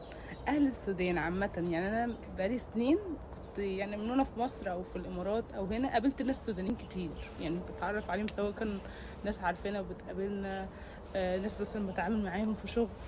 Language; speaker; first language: Arabic; native; Arabic